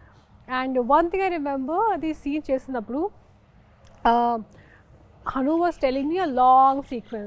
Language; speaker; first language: Telugu; non-native, fluent; Hindi